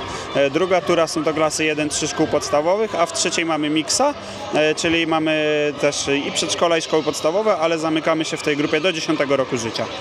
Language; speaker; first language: Polish; native; Polish